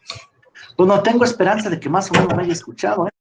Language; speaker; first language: Spanish; native; Spanish